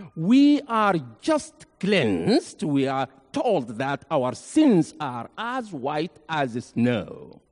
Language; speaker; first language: English; non-native, fluent; Arabic